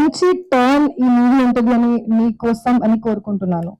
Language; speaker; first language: Telugu; non-native, fluent; Hindi